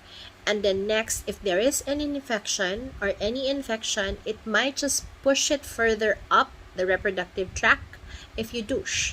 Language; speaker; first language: English; non-native, local second language; Filipino